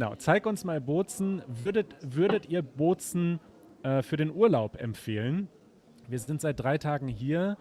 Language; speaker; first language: German; native; German